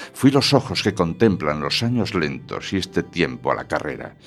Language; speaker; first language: Spanish; native; Spanish